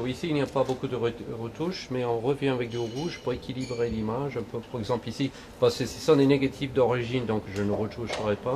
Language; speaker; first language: French; native; French